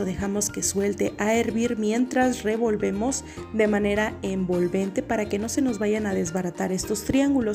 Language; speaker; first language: Spanish; native; Spanish